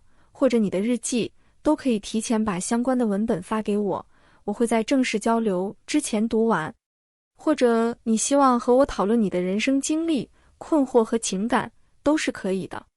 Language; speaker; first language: Chinese; native; Chinese